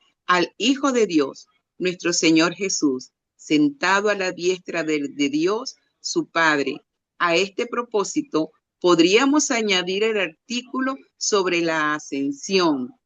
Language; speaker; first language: Spanish; native; Spanish